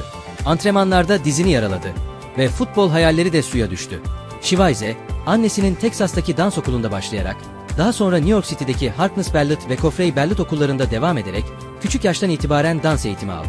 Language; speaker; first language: Turkish; native; Turkish